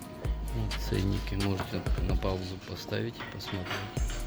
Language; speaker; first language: Russian; native; Russian